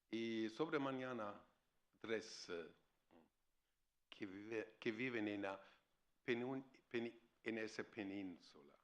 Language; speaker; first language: Spanish; non-native, fluent; German